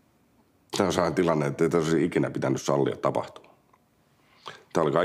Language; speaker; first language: Finnish; native; Finnish